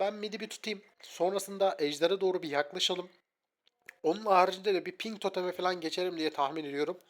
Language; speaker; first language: Turkish; native; Turkish